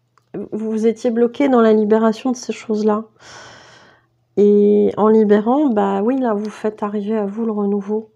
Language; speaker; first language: French; native; French